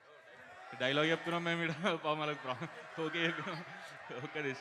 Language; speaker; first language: Telugu; native; Telugu